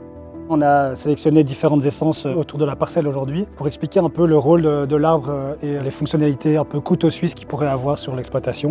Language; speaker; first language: French; native; French